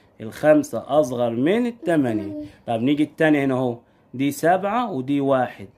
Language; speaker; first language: Arabic; native; Arabic